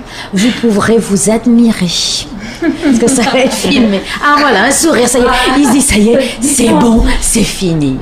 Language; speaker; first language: French; native; French